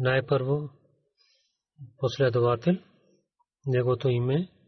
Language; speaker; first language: Bulgarian; non-native, learner; Urdu